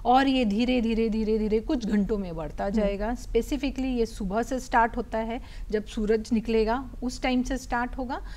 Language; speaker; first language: Hindi; native; Hindi